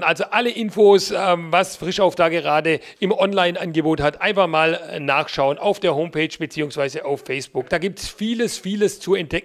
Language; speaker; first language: German; native; German